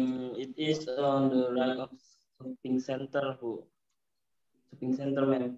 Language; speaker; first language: English; non-native, learner; Indonesian